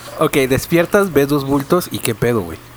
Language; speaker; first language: Spanish; native; Spanish